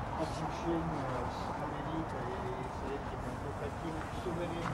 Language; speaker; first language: Russian; non-native, local second language; Czech